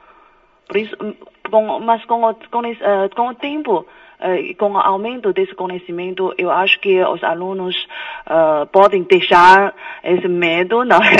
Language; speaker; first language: Portuguese; non-native, fluent; Chinese